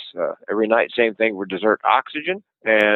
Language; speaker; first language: English; native; English